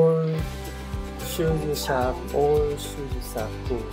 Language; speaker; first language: English; non-native, learner; Korean